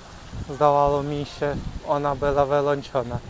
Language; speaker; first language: Polish; non-native, learner; Ukrainian